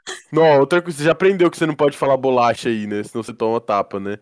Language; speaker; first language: Portuguese; native; Portuguese